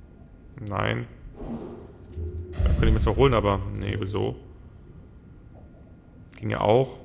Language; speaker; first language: German; native; German